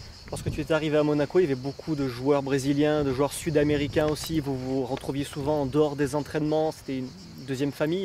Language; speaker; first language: French; native; French